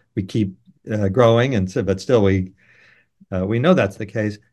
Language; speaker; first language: English; native; English